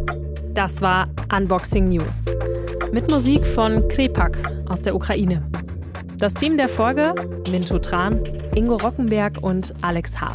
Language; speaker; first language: German; native; German